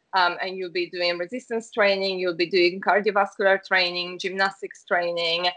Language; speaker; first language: English; non-native, fluent; Italian